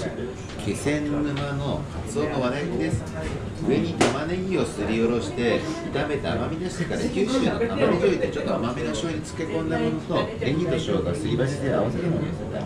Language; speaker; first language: Japanese; native; Japanese